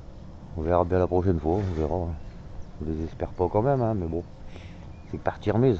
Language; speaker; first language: French; native; French